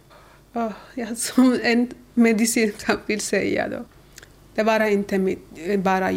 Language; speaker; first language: Swedish; non-native, learner; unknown